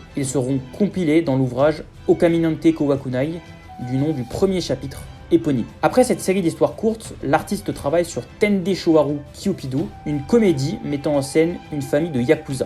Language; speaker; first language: French; native; French